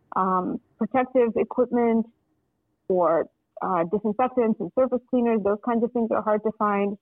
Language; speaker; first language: English; non-native, fluent; Russian